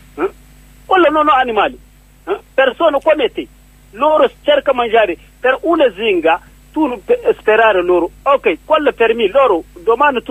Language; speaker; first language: Italian; non-native, learner; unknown